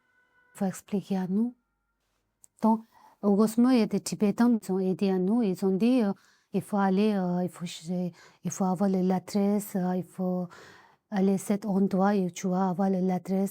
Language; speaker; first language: French; non-native, learner; Tibetan